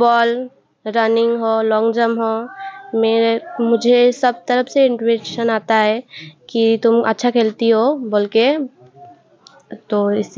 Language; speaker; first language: Hindi; non-native, local second language; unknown